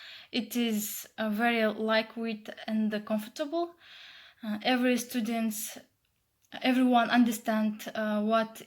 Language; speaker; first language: English; non-native, learner; Kazakh